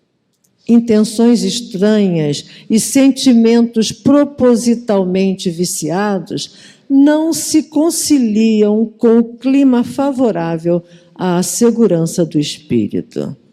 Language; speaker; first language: Portuguese; native; Portuguese